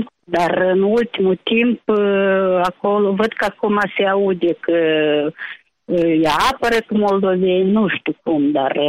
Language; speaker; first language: Romanian; native; Romanian